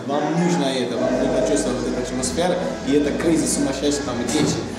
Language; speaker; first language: Russian; non-native, learner; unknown